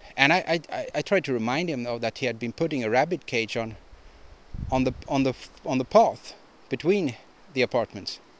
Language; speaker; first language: English; non-native, fluent; Swedish